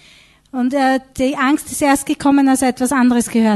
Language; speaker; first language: German; native; German